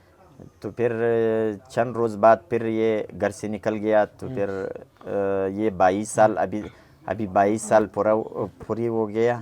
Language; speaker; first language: Hindi; non-native, local second language; Pashto